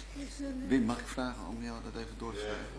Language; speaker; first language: Dutch; native; Dutch